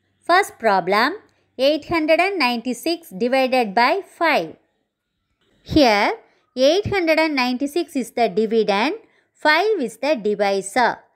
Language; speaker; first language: English; non-native, local second language; Tamil